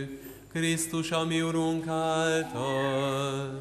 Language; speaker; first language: Hungarian; native; Hungarian